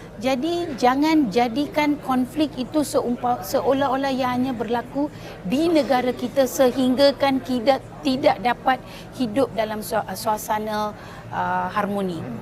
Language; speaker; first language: Malay; non-native, local second language; Tamil